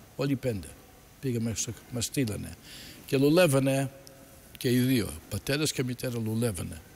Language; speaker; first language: Greek; early bilingual, heritage; Greek